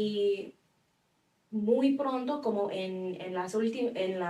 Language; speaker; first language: Spanish; non-native, fluent; English